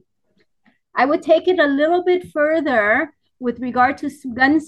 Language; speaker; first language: English; early bilingual, other home language; Vietnamese